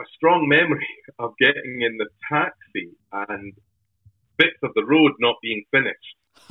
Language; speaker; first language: English; native; English